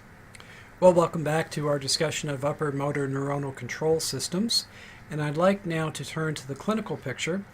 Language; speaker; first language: English; native; English